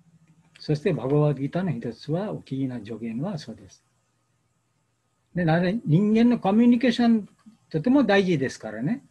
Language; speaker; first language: Japanese; non-native, learner; Bangla